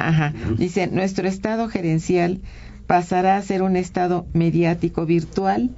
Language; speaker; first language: Spanish; native; Spanish